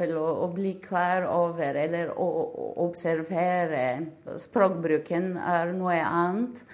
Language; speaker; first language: Norwegian; non-native, fluent; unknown